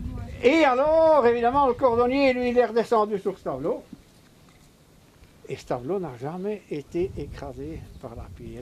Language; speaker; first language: French; native; French